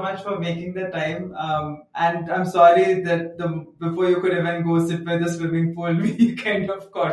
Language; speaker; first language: English; non-native, local second language; Tamil